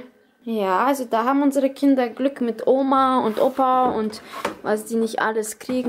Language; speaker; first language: German; early bilingual, other home language; Russian